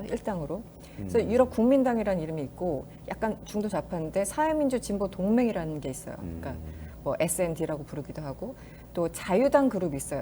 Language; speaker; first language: Korean; native; Korean